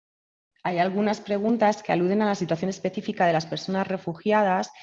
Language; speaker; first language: Spanish; native; Spanish